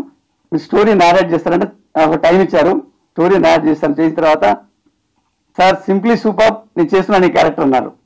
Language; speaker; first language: Telugu; native; Telugu